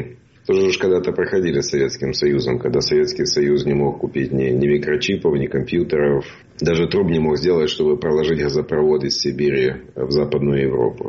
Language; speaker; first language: Russian; native; Russian